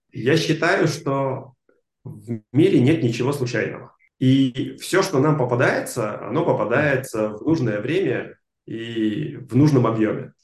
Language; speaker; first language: Russian; non-native, local second language; Armenian